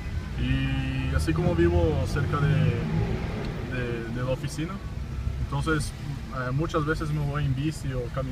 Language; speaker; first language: Spanish; non-native, learner; Portuguese